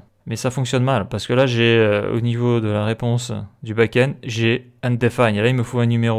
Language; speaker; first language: French; native; French